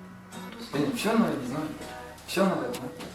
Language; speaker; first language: Russian; non-native, learner; Turkmen